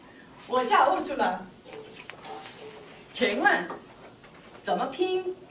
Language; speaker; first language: Chinese; non-native, learner; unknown